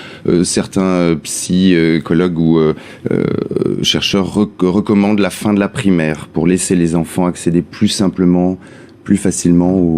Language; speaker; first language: French; native; French